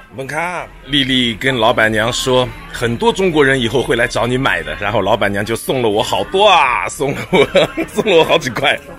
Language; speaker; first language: Chinese; native; Chinese